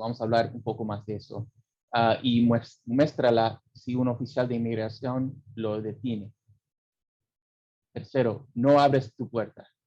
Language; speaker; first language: Spanish; early bilingual, heritage; English